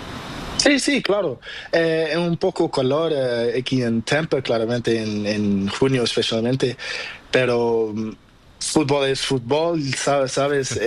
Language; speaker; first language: Spanish; non-native, learner; Portuguese